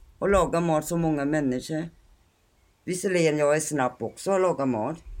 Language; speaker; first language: Swedish; non-native, fluent; Thai